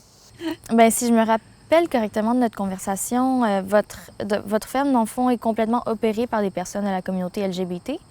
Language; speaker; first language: French; native; French